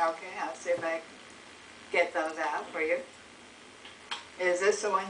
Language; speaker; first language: English; native; English